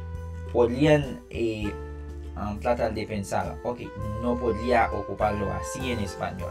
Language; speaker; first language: Spanish; non-native, fluent; Haitian Creole